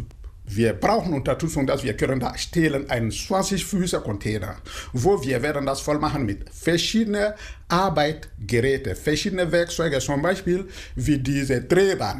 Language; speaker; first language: German; non-native, fluent; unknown